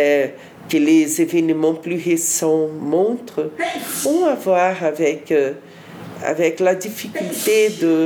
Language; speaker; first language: French; non-native, fluent; Portuguese